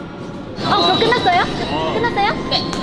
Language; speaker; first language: Korean; non-native, fluent; Chinese